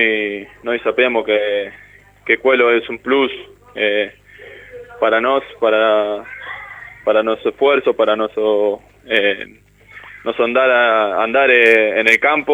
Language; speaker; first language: Italian; non-native, learner; Spanish